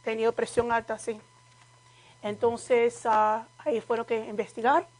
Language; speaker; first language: Spanish; native; Spanish